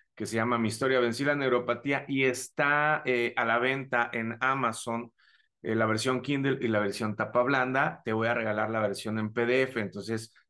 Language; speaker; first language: Spanish; native; Spanish